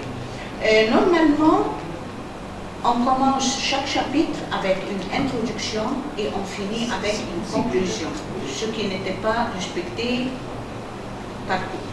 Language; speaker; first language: French; non-native, fluent; Arabic